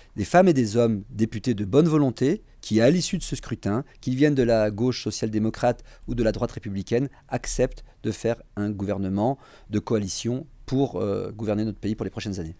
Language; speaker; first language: French; native; French